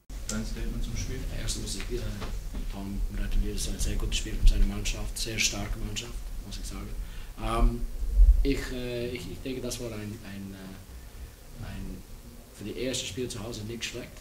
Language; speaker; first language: German; non-native, fluent; English